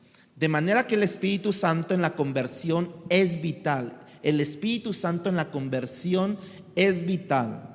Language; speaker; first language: Spanish; native; Spanish